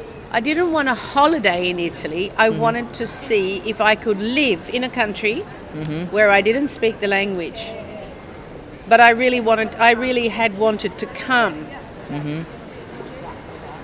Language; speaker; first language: English; native; English